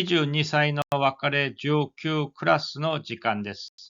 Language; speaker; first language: Japanese; non-native, fluent; Korean